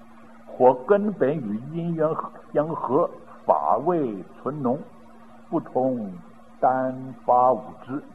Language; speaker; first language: Chinese; native; Chinese